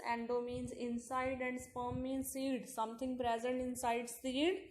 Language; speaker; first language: English; non-native, local second language; Punjabi